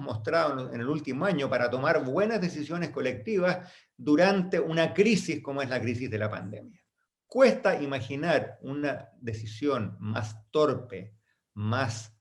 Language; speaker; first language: Spanish; native; Spanish